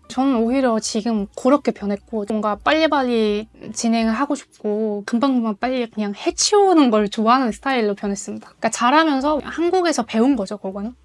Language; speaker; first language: Korean; non-native, fluent; Mongolian